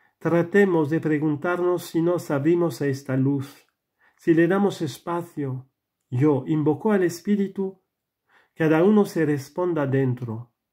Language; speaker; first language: Spanish; non-native, fluent; French